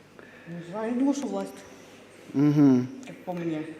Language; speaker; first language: Russian; native; Russian